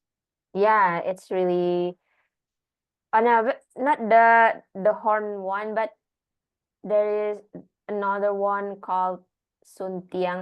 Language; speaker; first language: English; non-native, learner; Indonesian